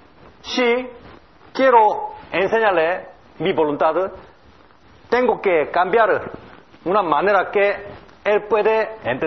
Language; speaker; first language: Spanish; non-native, learner; Korean